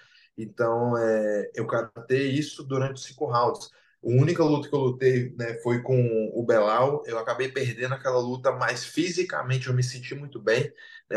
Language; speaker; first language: Portuguese; native; Portuguese